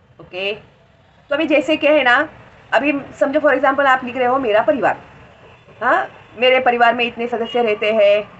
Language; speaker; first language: Hindi; non-native, local second language; Marathi